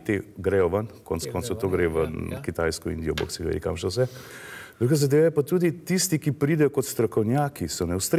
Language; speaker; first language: Slovenian; native; Slovenian